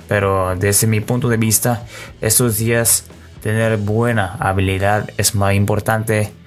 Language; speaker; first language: Spanish; non-native, learner; Korean